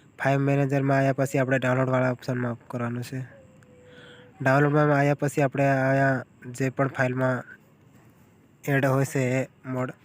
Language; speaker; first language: Gujarati; non-native, local second language; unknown